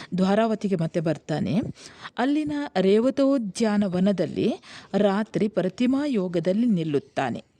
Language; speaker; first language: Kannada; native; Kannada